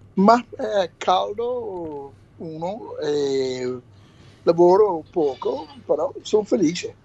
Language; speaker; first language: Italian; non-native, fluent; English